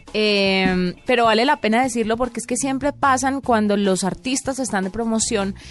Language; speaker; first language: Spanish; native; Spanish